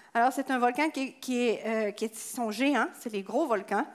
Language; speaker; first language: French; native; French